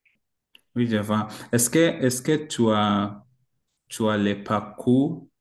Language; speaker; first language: French; non-native, learner; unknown